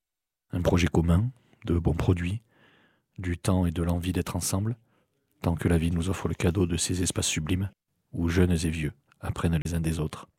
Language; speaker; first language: French; native; French